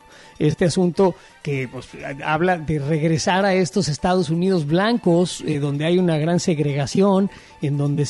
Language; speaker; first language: Spanish; native; Spanish